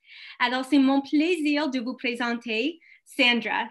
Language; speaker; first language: French; non-native, local second language; English